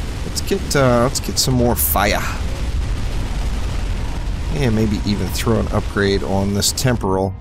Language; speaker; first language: English; native; English